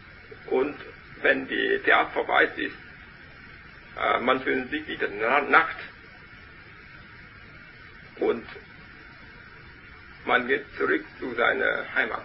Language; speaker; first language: German; non-native, learner; Vietnamese